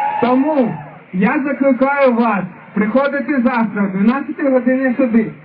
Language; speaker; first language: Ukrainian; non-native, fluent; Georgian